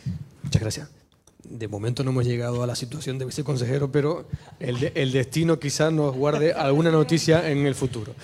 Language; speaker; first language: Spanish; native; Spanish